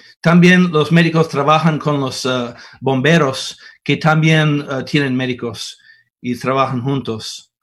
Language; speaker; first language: Spanish; non-native, fluent; English